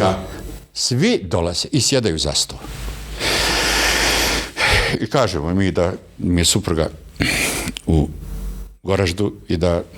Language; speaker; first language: Bosnian; native; Bosnian